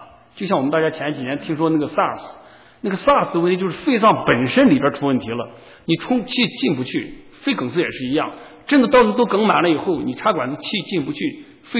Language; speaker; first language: Chinese; native; Chinese